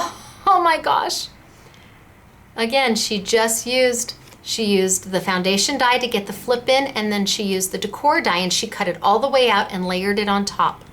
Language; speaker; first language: English; native; English